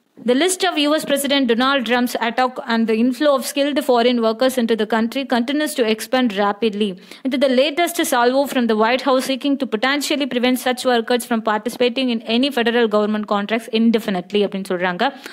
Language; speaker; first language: English; non-native, local second language; Tamil